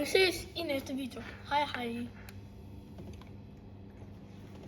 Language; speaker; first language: Danish; native; Danish